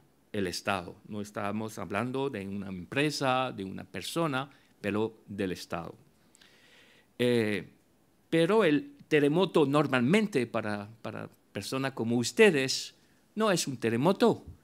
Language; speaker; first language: Spanish; non-native, fluent; French